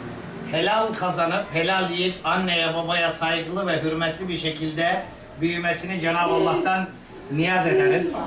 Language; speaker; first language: Turkish; native; Turkish